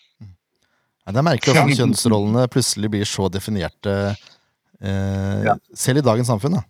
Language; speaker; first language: Norwegian; native; Norwegian